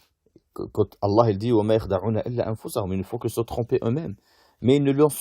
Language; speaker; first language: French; native; French